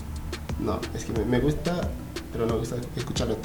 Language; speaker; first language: Spanish; non-native, learner; Haitian Creole